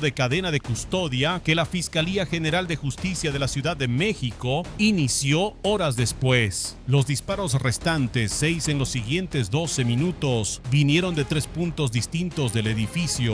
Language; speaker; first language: Spanish; native; Spanish